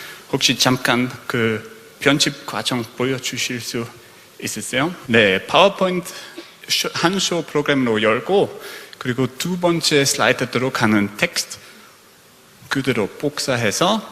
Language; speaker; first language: Korean; non-native, fluent; German